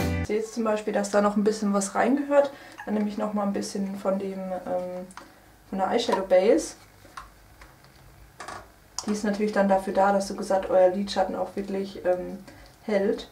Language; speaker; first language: German; native; German